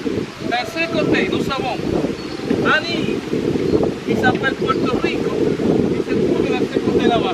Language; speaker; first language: French; non-native, fluent; Spanish